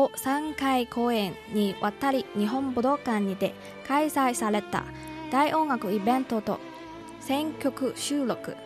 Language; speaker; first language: Japanese; non-native, learner; Chinese